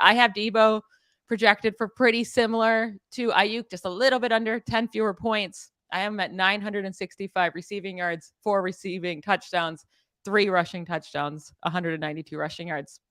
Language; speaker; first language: English; native; English